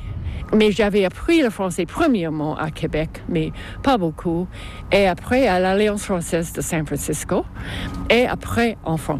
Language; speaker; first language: French; non-native, local second language; English